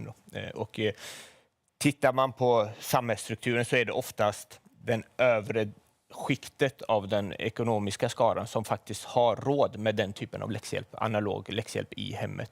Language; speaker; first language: Swedish; native; Swedish